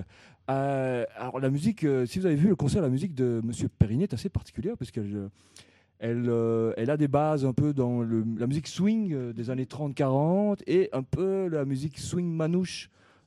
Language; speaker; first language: French; native; French